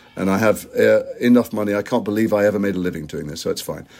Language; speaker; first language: English; native; English